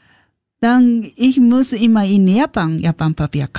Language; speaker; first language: German; non-native, learner; Japanese